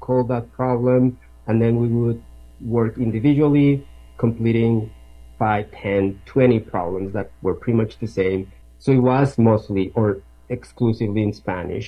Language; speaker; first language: English; non-native, fluent; Spanish